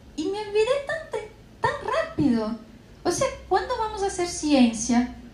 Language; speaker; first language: Spanish; non-native, fluent; Portuguese